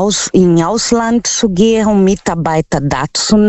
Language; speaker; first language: German; non-native, learner; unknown